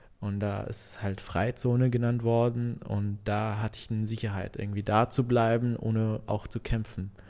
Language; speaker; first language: German; non-native, fluent; Arabic